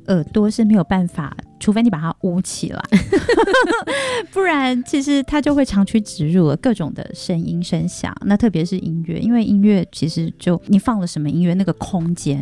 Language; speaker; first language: Chinese; non-native, local second language; Min Nan Chinese